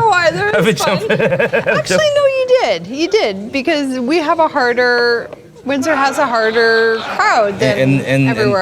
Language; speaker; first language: English; native; English